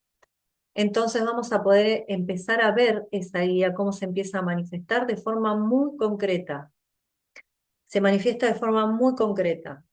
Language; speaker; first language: Spanish; native; Spanish